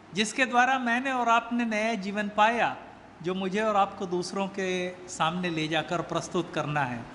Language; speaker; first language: Hindi; native; Hindi